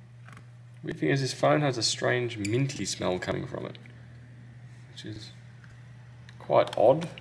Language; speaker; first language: English; native; English